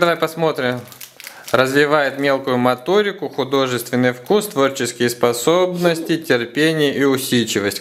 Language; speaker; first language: Russian; native; Russian